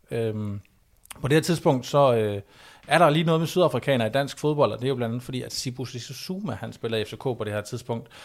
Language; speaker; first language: Danish; native; Danish